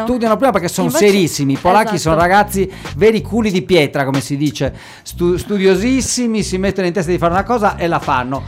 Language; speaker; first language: Italian; native; Italian